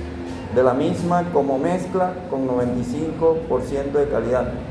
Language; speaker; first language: Spanish; native; Spanish